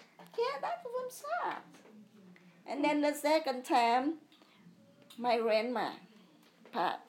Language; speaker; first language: English; early bilingual, other home language; Vietnamese